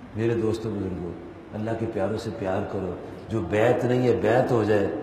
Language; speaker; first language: Urdu; non-native, local second language; Punjabi